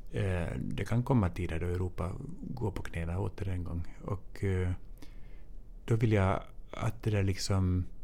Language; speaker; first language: Swedish; native; Swedish